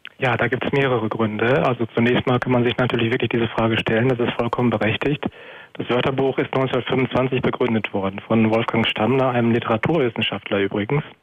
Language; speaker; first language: German; native; German